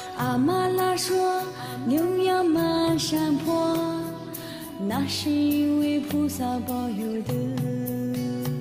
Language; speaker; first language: Chinese; non-native, local second language; Tibetan